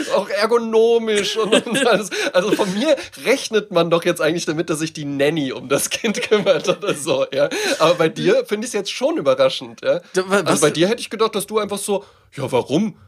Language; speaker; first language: German; native; German